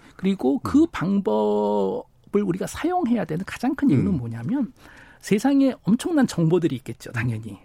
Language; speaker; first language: Korean; native; Korean